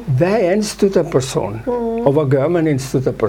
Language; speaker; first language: Danish; non-native, fluent; Urdu